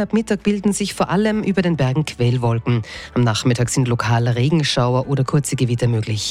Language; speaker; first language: German; native; German